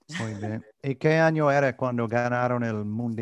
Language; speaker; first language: Spanish; non-native, fluent; English